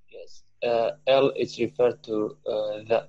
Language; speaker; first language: English; non-native, local second language; Arabic